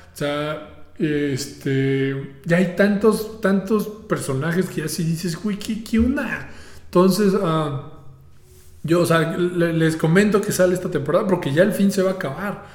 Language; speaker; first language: Spanish; native; Spanish